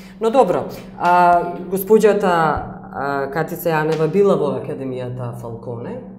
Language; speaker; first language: Macedonian; native; Macedonian